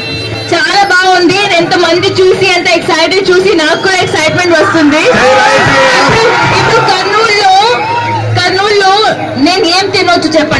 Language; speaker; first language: Telugu; non-native, local second language; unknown